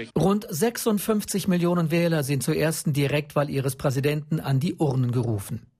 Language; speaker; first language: German; native; German